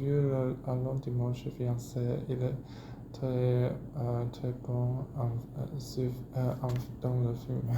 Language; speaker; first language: French; non-native, learner; Chinese